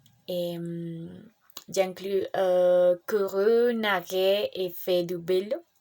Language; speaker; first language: French; non-native, learner; Spanish